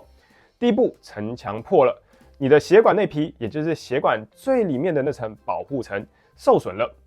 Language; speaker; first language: Chinese; native; Chinese